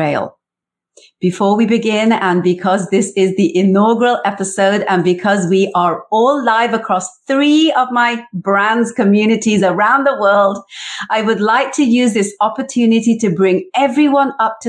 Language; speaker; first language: English; native; English